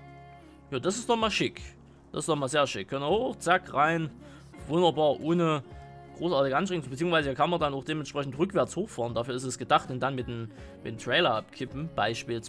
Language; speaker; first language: German; native; German